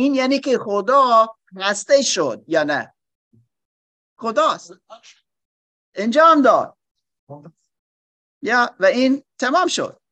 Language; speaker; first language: Persian; non-native, fluent; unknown